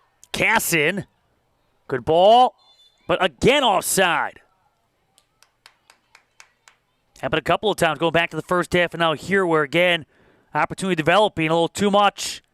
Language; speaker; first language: English; native; English